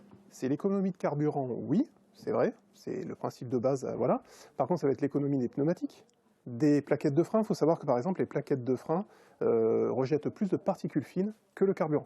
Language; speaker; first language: French; native; French